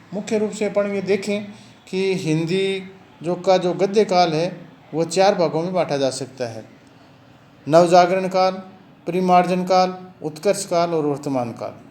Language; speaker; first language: Hindi; native; Hindi